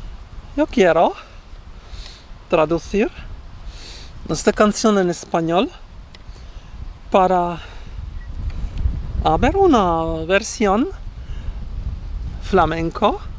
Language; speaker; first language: Spanish; non-native, learner; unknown